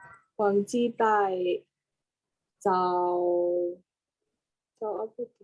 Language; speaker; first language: Chinese; non-native, learner; Indonesian